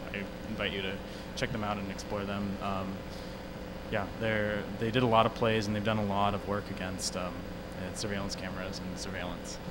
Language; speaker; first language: English; native; English